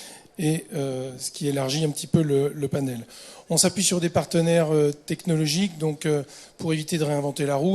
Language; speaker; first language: French; native; French